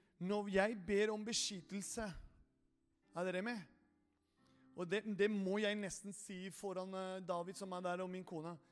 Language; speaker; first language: Norwegian; non-native, fluent; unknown